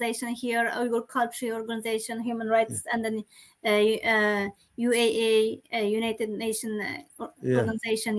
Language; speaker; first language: English; non-native, learner; Chinese